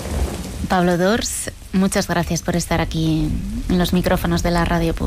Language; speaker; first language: Spanish; native; Spanish